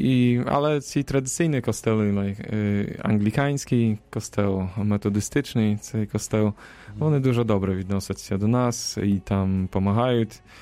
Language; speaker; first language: Ukrainian; non-native, fluent; Polish